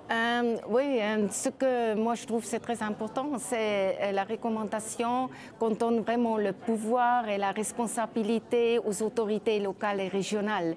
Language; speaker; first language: French; non-native, local second language; German